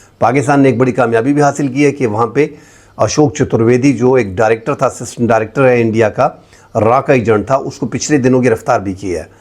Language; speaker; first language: Urdu; non-native, local second language; Pashto